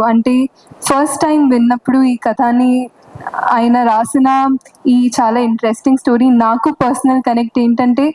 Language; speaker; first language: Telugu; non-native, fluent; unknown